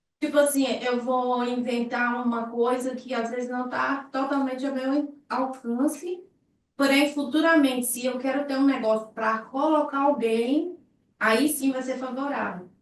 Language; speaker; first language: Portuguese; native; Portuguese